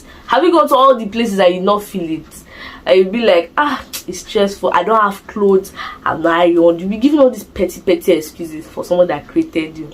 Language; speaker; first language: English; non-native, local second language; Igbo